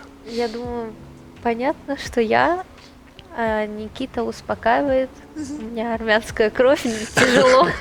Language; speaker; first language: Russian; native; Russian